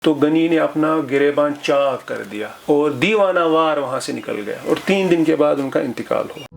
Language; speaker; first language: Urdu; non-native, local second language; Kashmiri